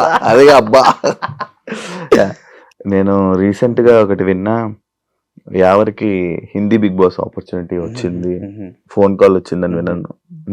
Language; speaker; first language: Telugu; native; Telugu